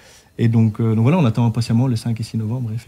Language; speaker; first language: French; native; French